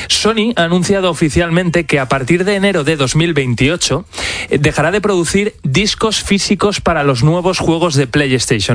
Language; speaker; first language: Spanish; native; Spanish